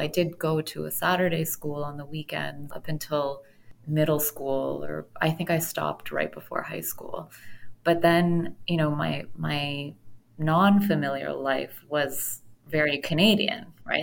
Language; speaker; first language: English; native; English